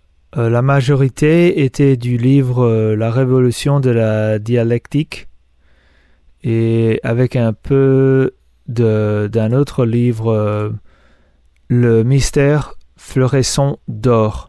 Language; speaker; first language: French; non-native, fluent; Spanish